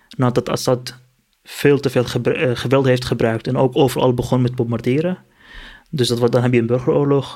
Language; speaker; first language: Dutch; non-native, fluent; Kurdish